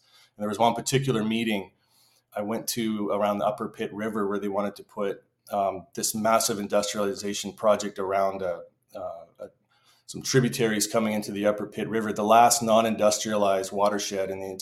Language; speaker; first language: English; native; English